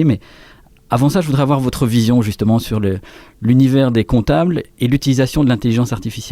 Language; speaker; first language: French; native; French